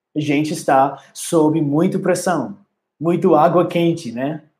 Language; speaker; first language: Portuguese; non-native, learner; English